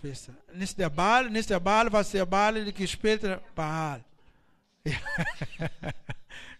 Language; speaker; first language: German; non-native, learner; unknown